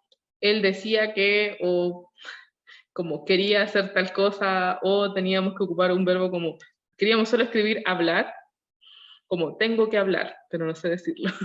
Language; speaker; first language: Spanish; non-native, learner; Korean